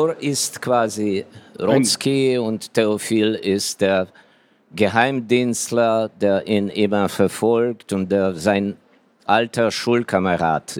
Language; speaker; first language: German; non-native, fluent; Ukrainian